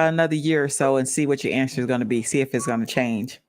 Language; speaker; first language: English; native; English